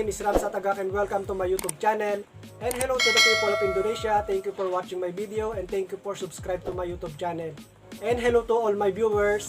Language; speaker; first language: English; non-native, local second language; Filipino